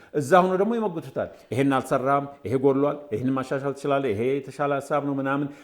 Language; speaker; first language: Amharic; native; Amharic